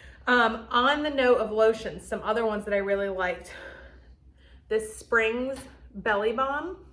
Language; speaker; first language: English; native; English